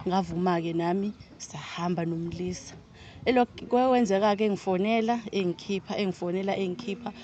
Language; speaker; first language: Zulu; native; Zulu